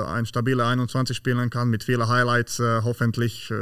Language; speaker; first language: German; non-native, fluent; Slovak